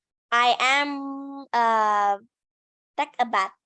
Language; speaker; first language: English; non-native, learner; Indonesian